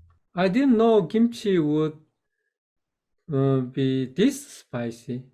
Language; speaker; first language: English; non-native, fluent; Korean